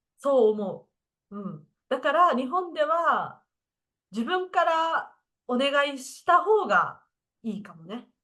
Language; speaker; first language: Japanese; native; Japanese